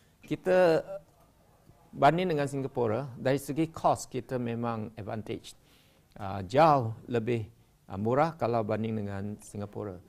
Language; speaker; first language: Malay; non-native, local second language; Chinese